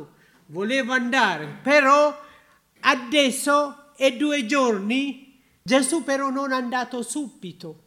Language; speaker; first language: Italian; non-native, learner; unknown